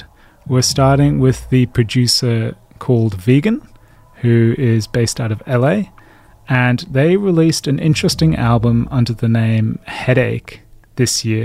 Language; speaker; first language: English; native; English